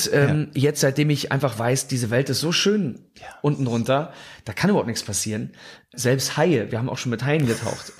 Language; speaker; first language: German; native; German